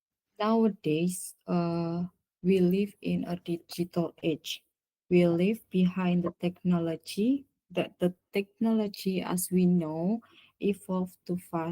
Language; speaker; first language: English; non-native, learner; Indonesian